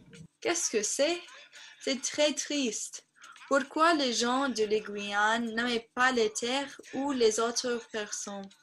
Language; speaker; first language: French; non-native, learner; English